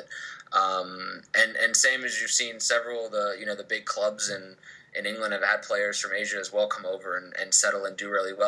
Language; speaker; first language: English; native; English